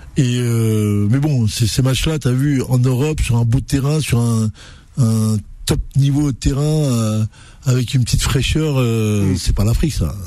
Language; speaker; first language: French; non-native, local second language; Arabic